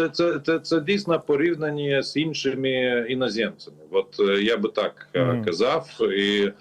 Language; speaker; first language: Ukrainian; non-native, learner; Lithuanian